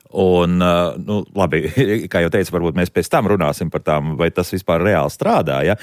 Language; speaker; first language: Latvian; native; Latvian